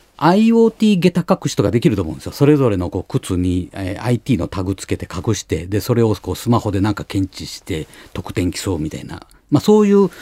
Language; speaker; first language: Japanese; native; Japanese